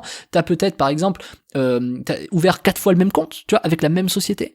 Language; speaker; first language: French; native; French